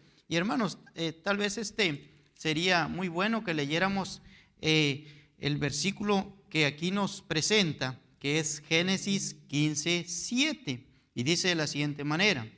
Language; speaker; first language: Spanish; native; Spanish